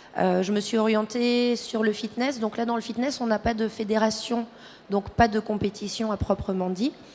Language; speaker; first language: French; native; French